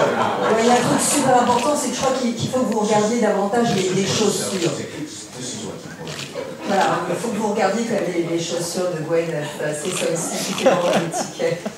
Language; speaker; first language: French; native; French